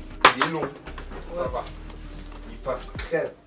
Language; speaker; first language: French; native; French